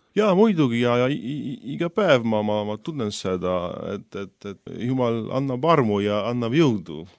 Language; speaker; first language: Estonian; non-native, fluent; Polish